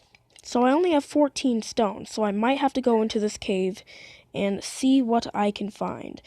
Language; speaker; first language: English; native; English